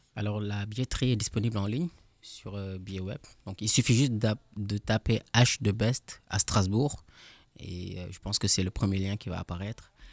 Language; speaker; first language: French; non-native, local second language; Wolof